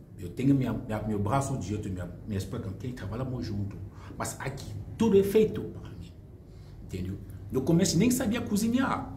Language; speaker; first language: Portuguese; non-native, fluent; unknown